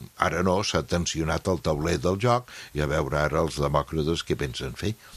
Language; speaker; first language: Catalan; non-native, fluent; English